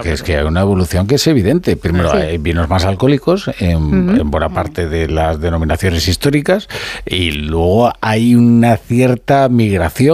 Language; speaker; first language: Spanish; native; Spanish